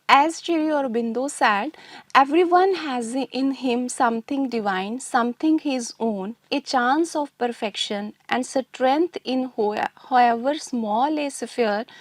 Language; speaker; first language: English; non-native, local second language; Punjabi